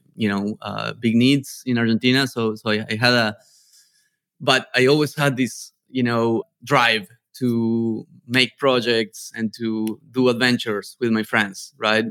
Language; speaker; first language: English; non-native, fluent; Spanish